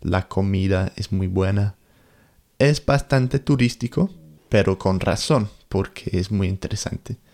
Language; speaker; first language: Spanish; non-native, learner; English